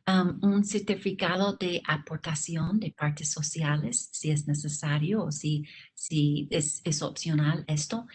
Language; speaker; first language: Spanish; non-native, fluent; English